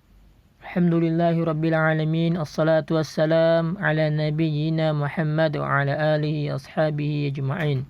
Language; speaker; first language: Arabic; non-native, fluent; Indonesian